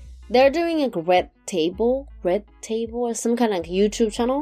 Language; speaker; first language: English; non-native, fluent; Japanese